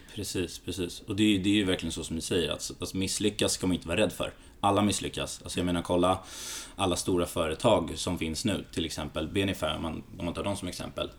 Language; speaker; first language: Swedish; early bilingual, other home language; Greek